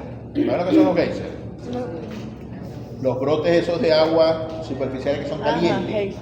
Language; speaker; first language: Spanish; native; Spanish